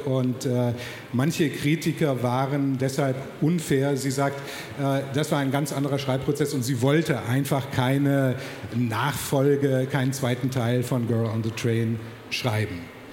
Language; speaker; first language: German; native; German